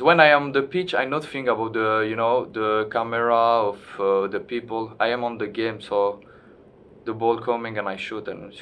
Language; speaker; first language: English; non-native, learner; French